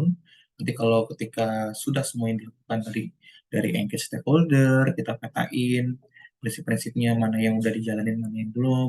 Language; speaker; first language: Indonesian; native; Indonesian